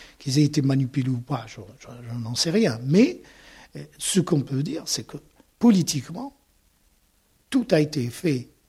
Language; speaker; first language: French; non-native, local second language; Arabic